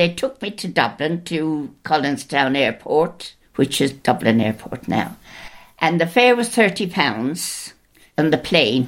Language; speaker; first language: English; native; English